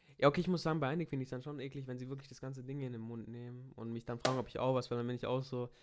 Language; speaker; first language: German; early bilingual, other home language; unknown